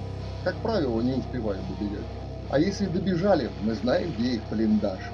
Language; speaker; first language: Russian; native; Russian